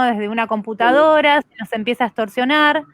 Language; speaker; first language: Spanish; native; Spanish